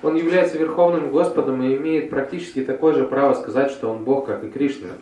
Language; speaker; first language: Russian; native; Russian